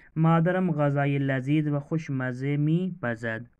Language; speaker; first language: Persian; non-native, fluent; Urdu